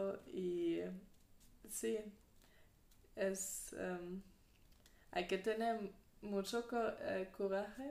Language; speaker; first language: Spanish; non-native, fluent; German